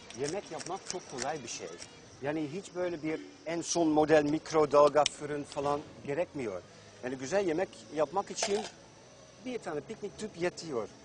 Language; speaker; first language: Turkish; non-native, fluent; Dutch